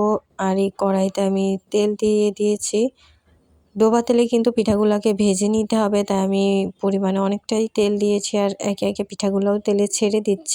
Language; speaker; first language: Bangla; native; Bangla